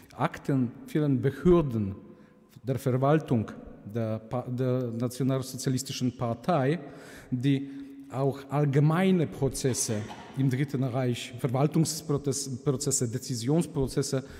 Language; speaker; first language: German; non-native, fluent; Polish